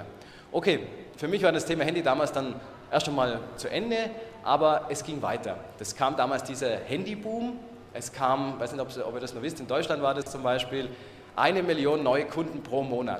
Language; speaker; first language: German; native; German